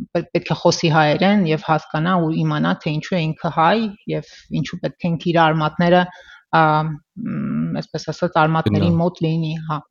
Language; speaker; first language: Armenian; early bilingual, heritage; Armenian